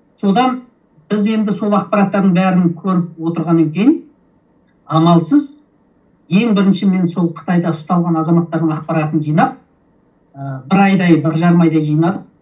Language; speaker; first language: Kazakh; early bilingual, heritage; Kazakh